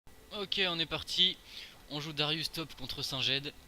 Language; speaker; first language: French; native; French